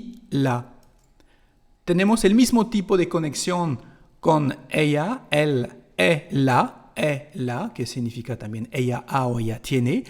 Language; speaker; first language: Spanish; non-native, fluent; French